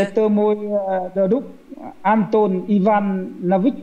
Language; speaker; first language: Russian; non-native, learner; Vietnamese